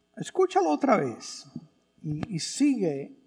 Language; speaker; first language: Spanish; early bilingual, other home language; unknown